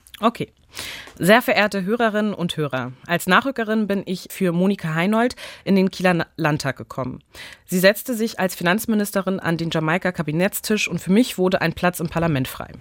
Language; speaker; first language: German; early bilingual, other home language; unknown